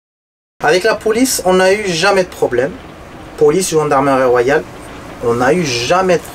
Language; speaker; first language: French; non-native, local second language; Arabic